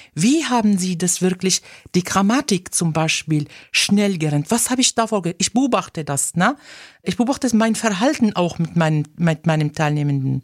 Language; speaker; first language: German; non-native, fluent; Arabic